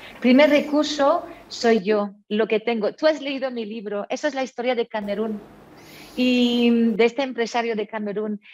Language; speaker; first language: Spanish; non-native, fluent; French